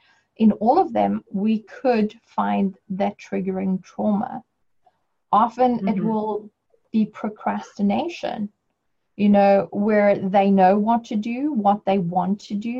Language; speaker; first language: English; native; English